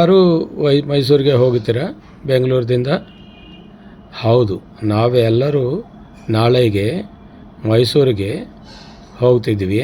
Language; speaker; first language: Kannada; non-native, learner; Telugu